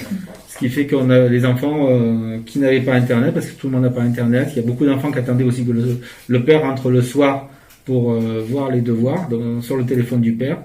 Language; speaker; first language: French; native; French